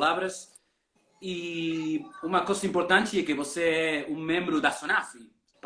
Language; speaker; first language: Portuguese; non-native, learner; Spanish